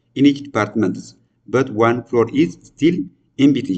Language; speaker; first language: English; non-native, local second language; Amharic